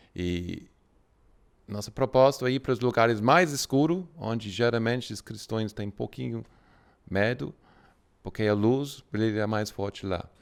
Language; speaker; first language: Portuguese; non-native, fluent; English